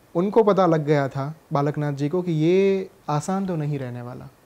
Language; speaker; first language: Hindi; non-native, local second language; Gujarati